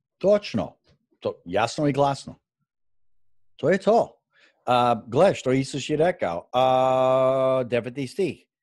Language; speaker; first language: Croatian; non-native, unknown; English